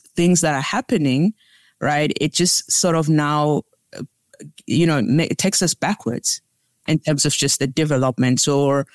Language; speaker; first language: English; non-native, local second language; Tsonga